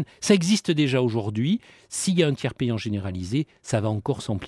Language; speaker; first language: French; native; French